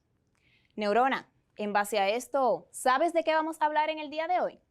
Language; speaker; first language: Spanish; native; Spanish